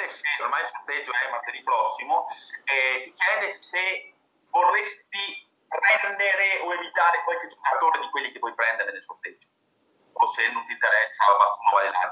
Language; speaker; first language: English; non-native, fluent; Italian